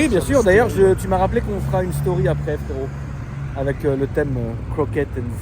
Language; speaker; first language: French; native; French